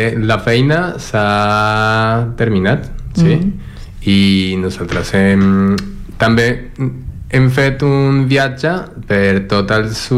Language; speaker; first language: Catalan; non-native, learner; Spanish